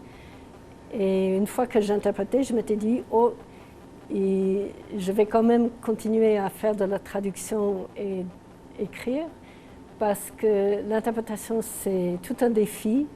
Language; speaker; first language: French; non-native, local second language; English